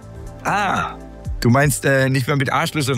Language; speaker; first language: German; native; German